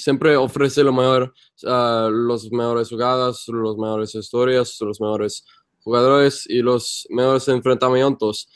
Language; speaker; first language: Spanish; non-native, fluent; English